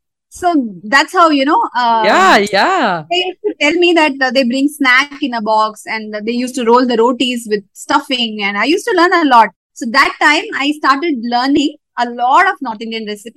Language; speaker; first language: English; non-native, local second language; Tamil